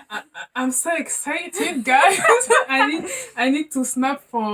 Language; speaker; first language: English; non-native, learner; French